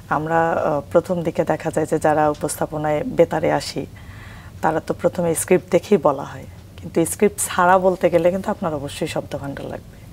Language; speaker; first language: Bangla; native; Bangla